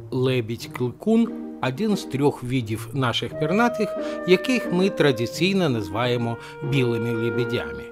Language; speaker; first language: Ukrainian; non-native, local second language; Russian